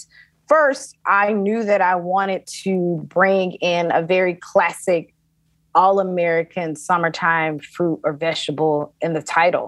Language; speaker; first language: English; native; English